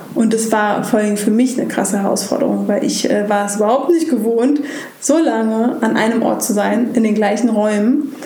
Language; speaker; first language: German; native; German